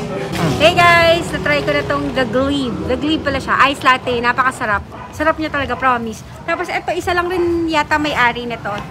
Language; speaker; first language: Filipino; native; Filipino